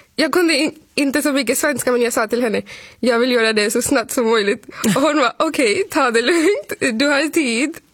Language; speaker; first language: Swedish; non-native, fluent; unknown